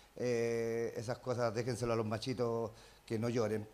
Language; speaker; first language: Spanish; native; Spanish